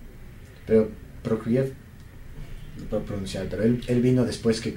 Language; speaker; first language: Spanish; native; Spanish